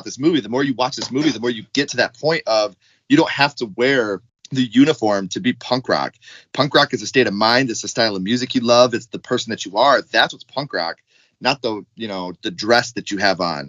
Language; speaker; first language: English; native; English